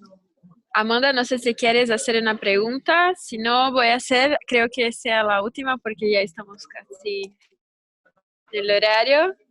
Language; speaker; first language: Spanish; non-native, learner; Portuguese